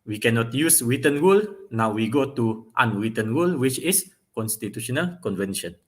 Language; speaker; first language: English; non-native, local second language; Malay